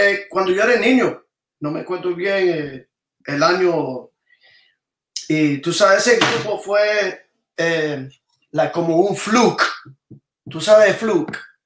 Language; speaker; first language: Spanish; early bilingual, other home language; English